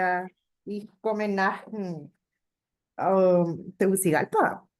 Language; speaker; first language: German; non-native, learner; Spanish